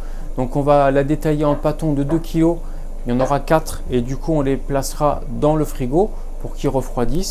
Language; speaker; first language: French; native; French